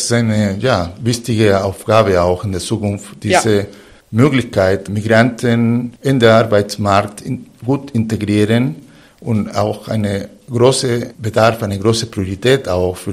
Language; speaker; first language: German; non-native, fluent; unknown